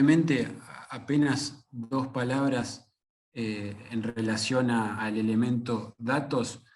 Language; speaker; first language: Spanish; native; Spanish